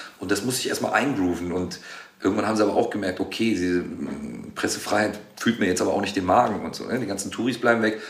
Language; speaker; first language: German; native; German